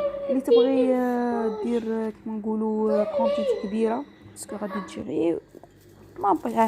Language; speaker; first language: Arabic; native; Arabic